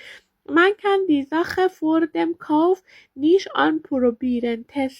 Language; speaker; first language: German; non-native, learner; Persian